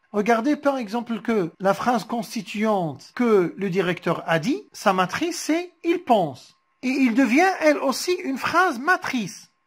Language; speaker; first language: French; non-native, local second language; Arabic